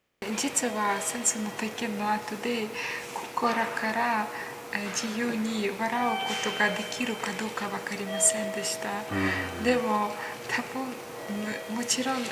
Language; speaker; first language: Japanese; non-native, learner; Ukrainian